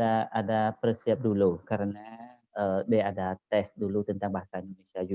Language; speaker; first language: Indonesian; non-native, learner; Khmer